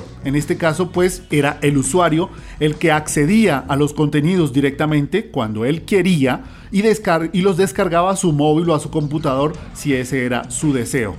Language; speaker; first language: Spanish; native; Spanish